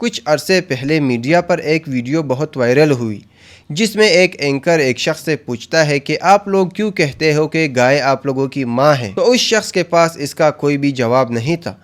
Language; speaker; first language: Hindi; native; Hindi